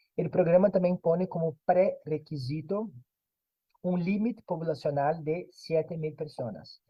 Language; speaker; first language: Spanish; non-native, fluent; Portuguese